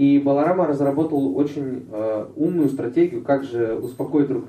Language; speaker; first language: Russian; native; Russian